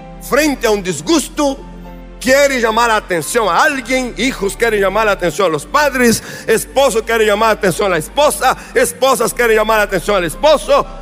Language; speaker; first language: Spanish; non-native, fluent; Portuguese